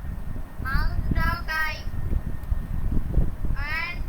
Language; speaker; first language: English; non-native, learner; Bangla